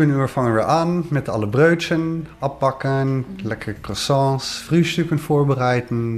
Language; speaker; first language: German; non-native, learner; Dutch